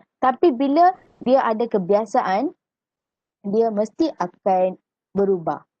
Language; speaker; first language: Malay; native; Malay